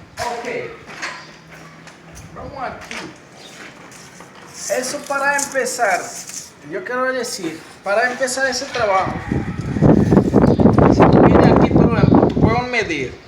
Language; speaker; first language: Spanish; non-native, learner; Haitian Creole